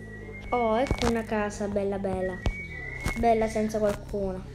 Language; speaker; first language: Italian; native; Italian